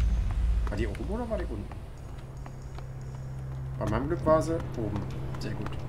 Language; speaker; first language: German; native; German